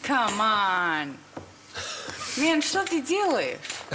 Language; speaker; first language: Russian; early bilingual, heritage; English